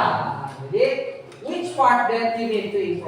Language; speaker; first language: English; non-native, learner; Indonesian